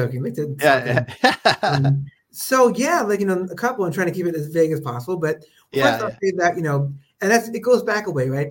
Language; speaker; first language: English; native; English